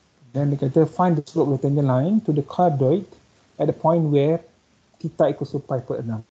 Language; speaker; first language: English; non-native, local second language; Malay